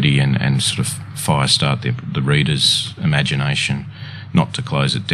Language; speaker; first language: English; native; English